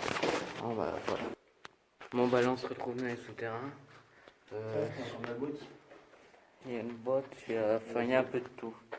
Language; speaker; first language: French; native; French